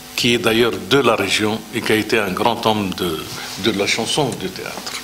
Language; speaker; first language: French; non-native, local second language; Arabic